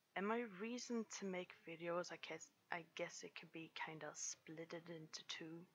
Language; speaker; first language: English; non-native, fluent; Swedish